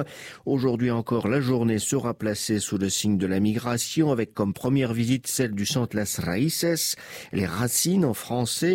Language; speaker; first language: French; native; French